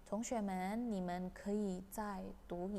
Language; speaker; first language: Chinese; non-native, fluent; Indonesian